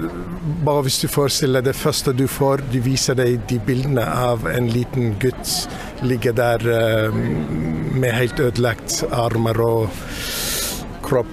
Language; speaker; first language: Norwegian; non-native, fluent; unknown